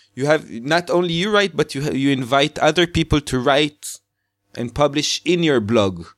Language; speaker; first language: English; non-native, fluent; Hebrew